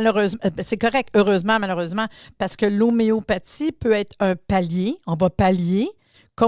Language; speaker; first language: French; native; French